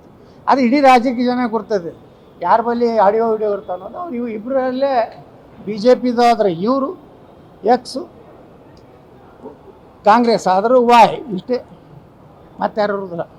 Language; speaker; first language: Kannada; native; Kannada